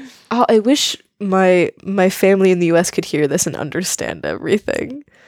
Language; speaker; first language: English; native; English